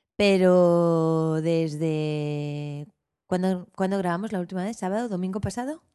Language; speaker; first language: Spanish; native; Spanish